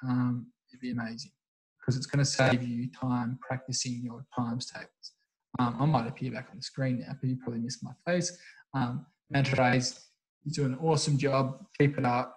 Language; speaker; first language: English; native; English